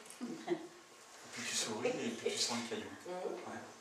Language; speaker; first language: French; native; French